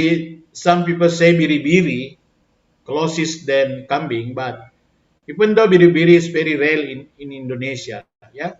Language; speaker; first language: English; non-native, fluent; Indonesian